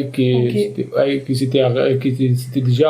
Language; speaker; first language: French; non-native, learner; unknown